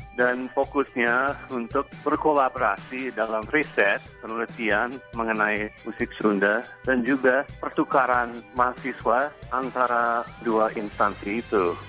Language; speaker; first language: Indonesian; non-native, fluent; English